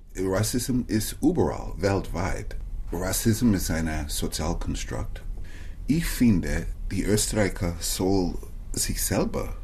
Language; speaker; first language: German; non-native, fluent; English